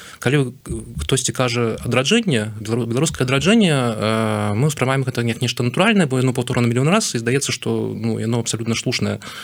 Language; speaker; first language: Belarusian; native; Belarusian